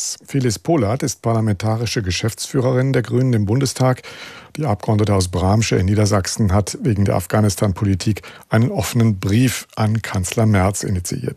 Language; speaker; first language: German; native; German